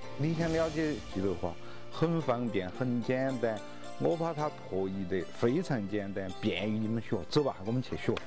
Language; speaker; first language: Chinese; native; Chinese